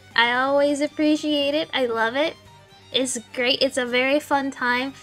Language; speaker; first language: English; native; English